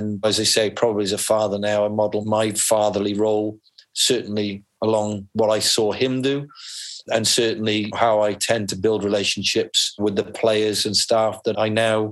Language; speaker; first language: English; native; English